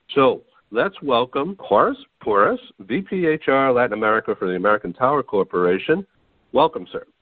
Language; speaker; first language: English; native; English